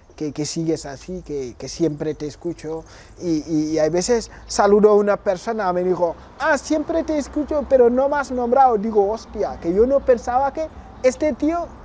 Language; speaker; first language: Spanish; non-native, fluent; Wolof